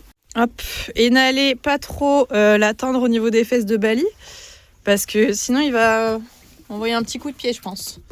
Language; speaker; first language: French; native; French